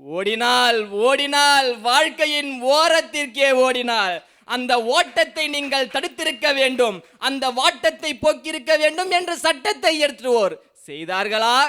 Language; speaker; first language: Tamil; native; Tamil